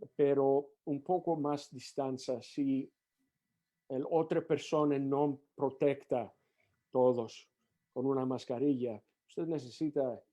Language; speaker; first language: Spanish; non-native, learner; English